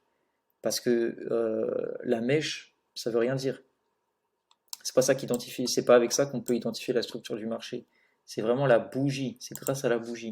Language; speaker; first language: French; native; French